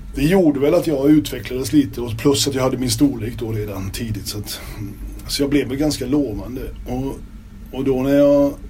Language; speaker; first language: Swedish; native; Swedish